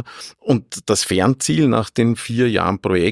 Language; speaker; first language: German; native; German